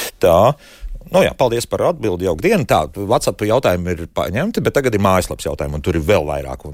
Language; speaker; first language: Latvian; native; Latvian